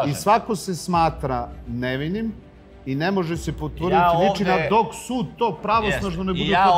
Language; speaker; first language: Serbian; native; Serbian